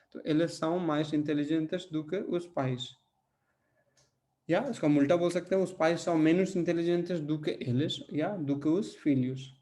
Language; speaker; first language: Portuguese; non-native, fluent; Hindi